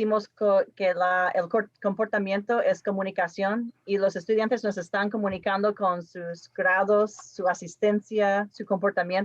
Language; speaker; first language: Spanish; non-native, fluent; English